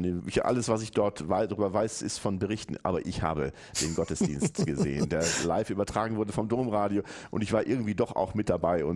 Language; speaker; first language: German; native; German